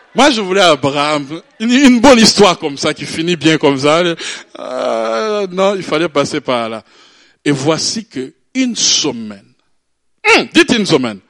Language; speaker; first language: French; non-native, local second language; Rundi